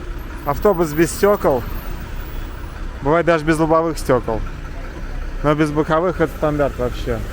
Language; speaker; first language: Russian; native; Russian